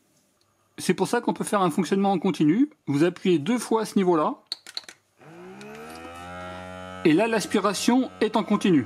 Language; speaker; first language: French; native; French